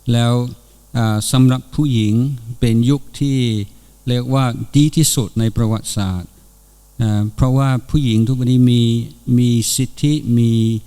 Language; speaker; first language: Thai; non-native, fluent; English